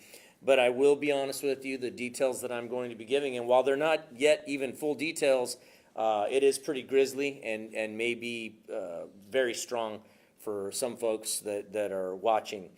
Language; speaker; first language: English; native; English